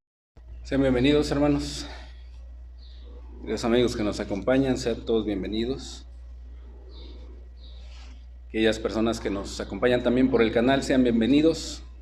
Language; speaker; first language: Spanish; native; Spanish